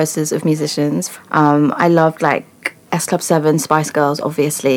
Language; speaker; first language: English; native; English